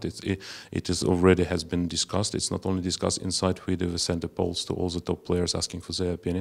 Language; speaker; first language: English; non-native, fluent; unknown